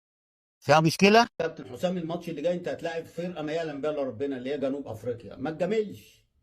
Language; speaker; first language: Arabic; native; Arabic